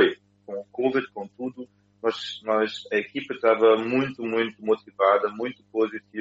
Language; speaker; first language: Portuguese; non-native, fluent; German